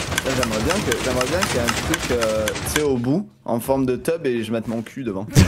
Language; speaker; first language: French; native; French